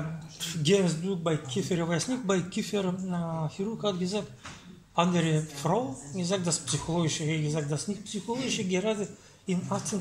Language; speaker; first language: German; non-native, learner; Bulgarian